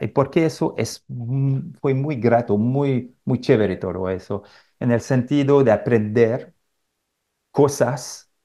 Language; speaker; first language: Spanish; non-native, fluent; French